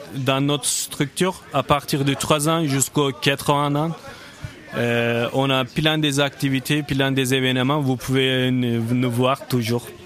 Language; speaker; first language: French; non-native, fluent; Turkish